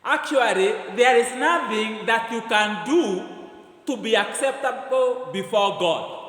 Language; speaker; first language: English; non-native, local second language; Swahili